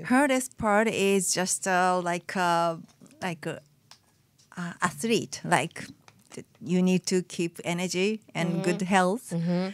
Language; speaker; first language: English; non-native, fluent; Japanese